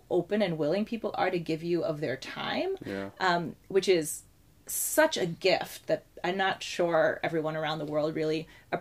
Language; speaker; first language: English; native; English